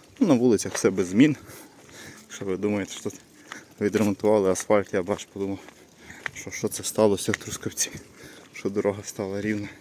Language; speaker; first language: Ukrainian; native; Ukrainian